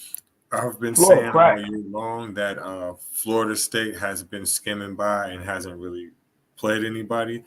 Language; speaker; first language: English; native; English